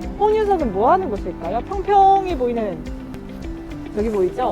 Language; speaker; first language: Korean; native; Korean